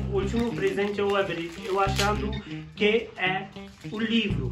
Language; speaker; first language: Portuguese; non-native, learner; Hindi